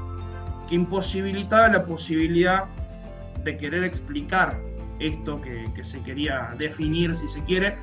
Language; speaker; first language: Spanish; native; Spanish